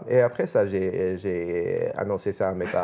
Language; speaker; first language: French; non-native, fluent; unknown